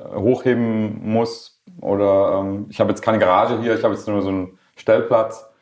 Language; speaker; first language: German; non-native, local second language; Swedish